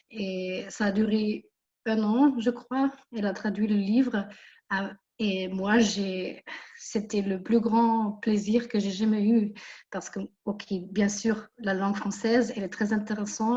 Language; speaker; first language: French; non-native, fluent; German